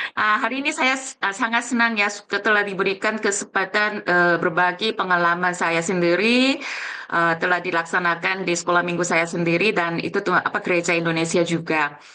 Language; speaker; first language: Indonesian; non-native, fluent; Korean